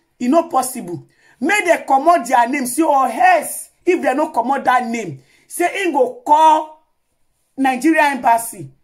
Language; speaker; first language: Nigerian Pidgin; non-native, local second language; Yoruba